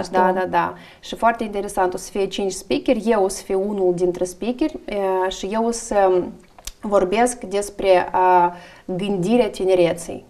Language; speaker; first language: Romanian; non-native, learner; Russian